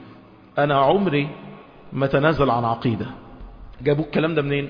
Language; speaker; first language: Arabic; native; Arabic